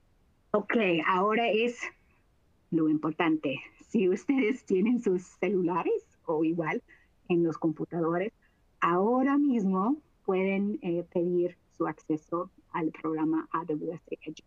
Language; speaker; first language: Spanish; non-native, fluent; English